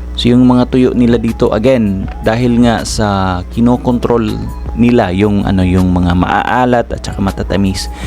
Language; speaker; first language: Filipino; native; Filipino